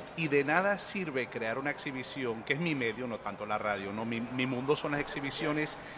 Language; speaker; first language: Spanish; native; Spanish